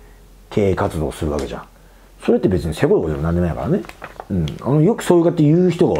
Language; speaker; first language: Japanese; native; Japanese